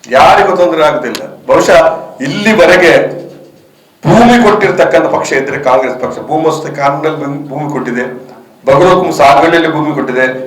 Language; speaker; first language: Kannada; native; Kannada